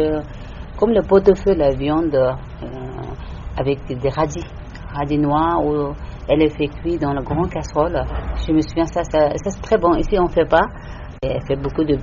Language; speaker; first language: French; non-native, learner; Tibetan